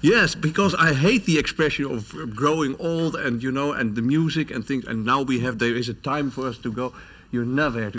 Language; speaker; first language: English; non-native, fluent; Dutch